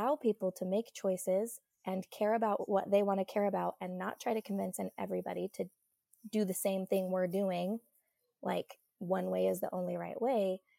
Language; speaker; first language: English; native; English